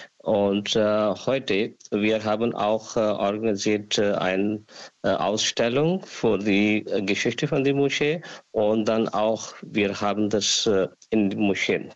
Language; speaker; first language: German; non-native, learner; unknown